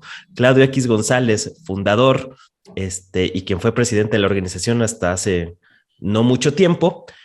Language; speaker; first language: Spanish; native; Spanish